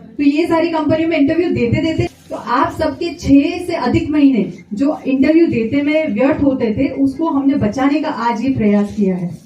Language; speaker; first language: Hindi; non-native, local second language; Gujarati